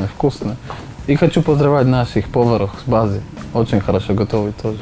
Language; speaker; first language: Russian; non-native, learner; Slovak